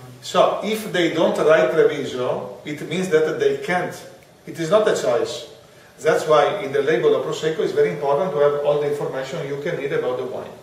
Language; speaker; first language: English; non-native, fluent; Italian